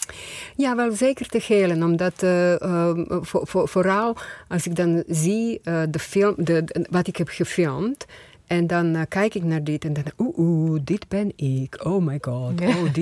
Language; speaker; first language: Dutch; non-native, fluent; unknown